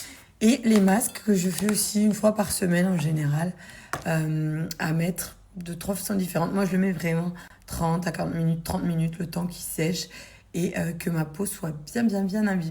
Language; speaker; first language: French; native; French